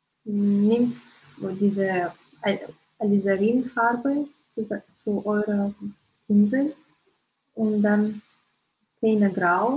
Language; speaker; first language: German; non-native, learner; Russian